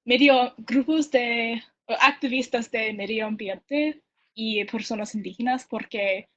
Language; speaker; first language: Spanish; non-native, learner; English